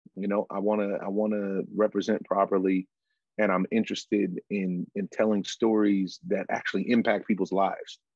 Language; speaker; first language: English; native; English